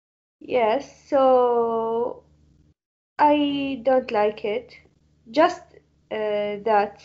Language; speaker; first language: English; non-native, learner; Arabic